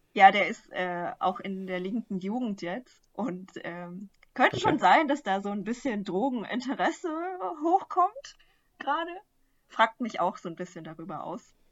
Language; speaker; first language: German; early bilingual, other home language; Vietnamese